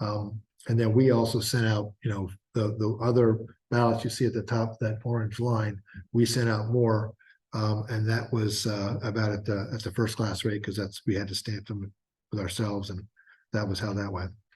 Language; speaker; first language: English; native; English